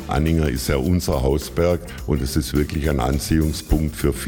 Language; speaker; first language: German; native; German